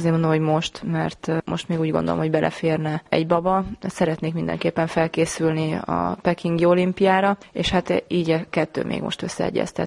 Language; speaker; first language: Hungarian; native; Hungarian